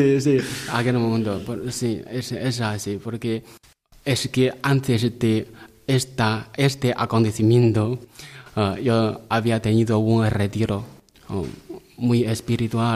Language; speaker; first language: Spanish; non-native, learner; Chinese